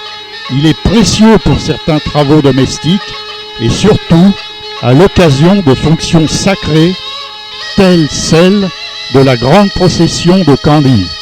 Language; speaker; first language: French; native; French